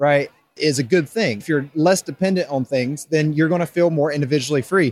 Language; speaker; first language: English; native; English